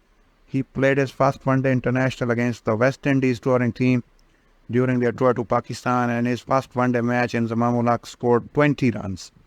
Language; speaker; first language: English; non-native, local second language; Urdu